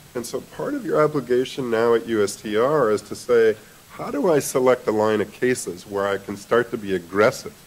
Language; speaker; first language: English; native; English